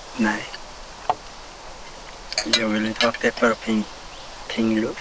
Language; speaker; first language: Swedish; non-native, learner; Persian